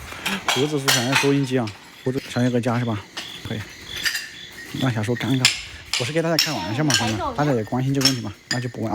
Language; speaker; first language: Chinese; native; Chinese